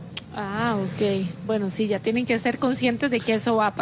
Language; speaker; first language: Spanish; native; Spanish